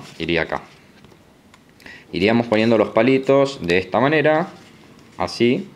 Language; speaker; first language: Spanish; native; Spanish